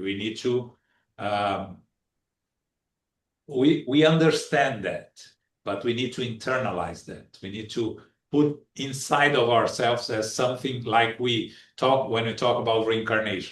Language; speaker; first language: English; non-native, fluent; Portuguese